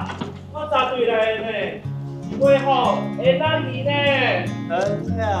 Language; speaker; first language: Chinese; native; Chinese